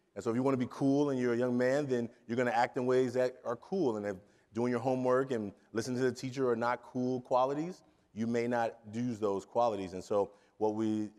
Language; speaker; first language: English; native; English